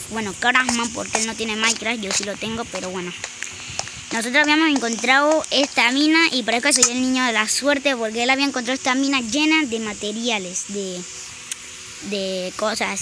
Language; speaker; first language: Spanish; native; Spanish